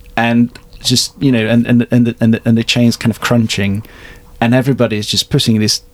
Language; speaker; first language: English; non-native, fluent; Hungarian